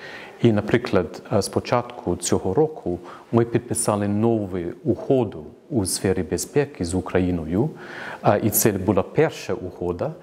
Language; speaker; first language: Ukrainian; non-native, fluent; English